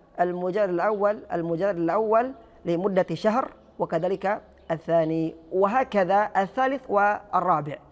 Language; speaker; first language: Arabic; non-native, fluent; Indonesian